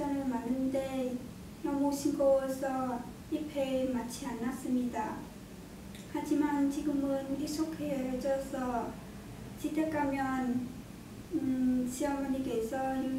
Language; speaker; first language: Korean; non-native, learner; Vietnamese